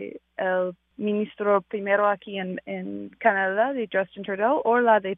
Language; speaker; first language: Spanish; non-native, fluent; English